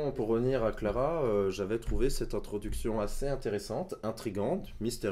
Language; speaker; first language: French; native; French